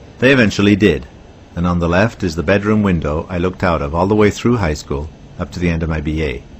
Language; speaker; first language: English; native; English